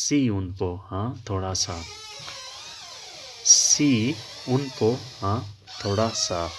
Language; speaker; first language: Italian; non-native, fluent; Urdu